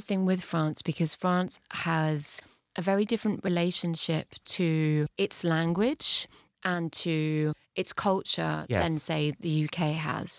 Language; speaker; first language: English; early bilingual, heritage; English